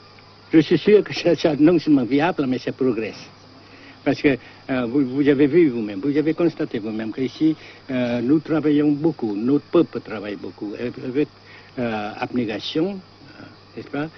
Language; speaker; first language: French; non-native, local second language; Vietnamese